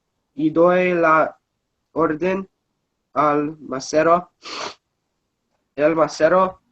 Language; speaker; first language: Spanish; non-native, learner; English